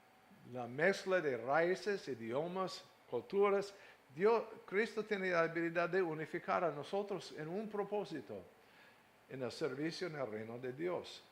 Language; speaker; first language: Spanish; non-native, fluent; English